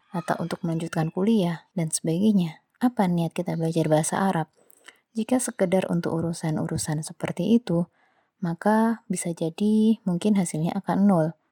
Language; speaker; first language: Indonesian; non-native, local second language; Javanese